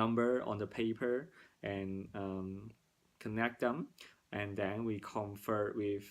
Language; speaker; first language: English; non-native, learner; Cantonese